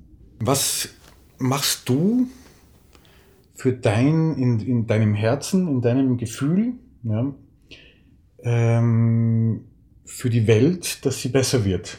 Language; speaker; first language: German; native; German